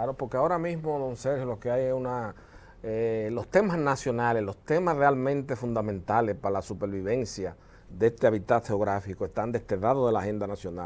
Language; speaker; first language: Spanish; native; Spanish